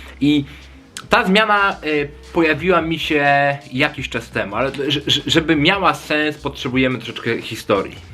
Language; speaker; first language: Polish; native; Polish